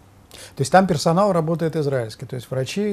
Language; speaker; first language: Russian; native; Russian